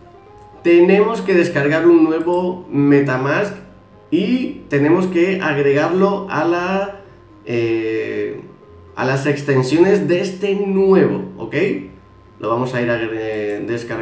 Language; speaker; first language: Spanish; native; Spanish